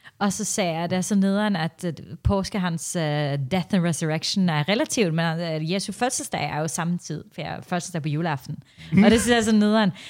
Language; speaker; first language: Danish; native; Danish